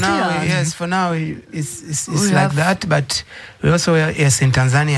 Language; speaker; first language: English; non-native, fluent; Swahili